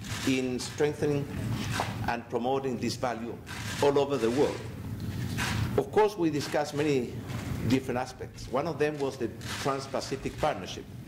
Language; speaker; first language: English; non-native, fluent; Spanish